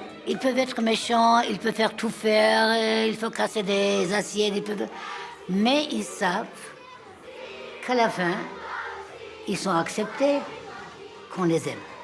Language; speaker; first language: French; non-native, fluent; Armenian